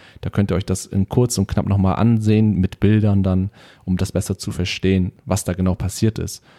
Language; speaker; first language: German; native; German